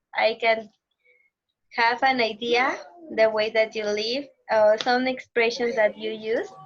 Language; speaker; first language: English; non-native, learner; Spanish